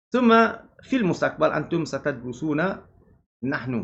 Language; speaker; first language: Arabic; non-native, fluent; Malay